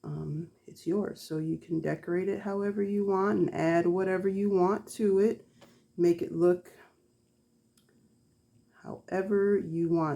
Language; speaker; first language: English; native; English